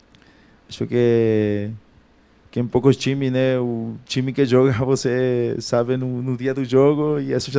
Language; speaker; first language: Portuguese; non-native, fluent; Spanish